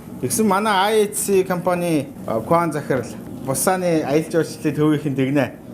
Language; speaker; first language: Mongolian; native; Mongolian